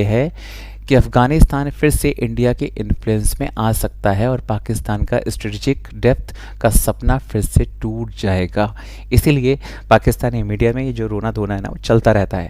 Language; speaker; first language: Hindi; native; Hindi